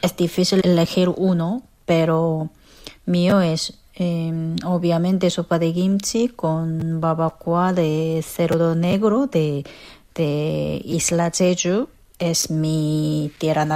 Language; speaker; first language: Spanish; non-native, fluent; Korean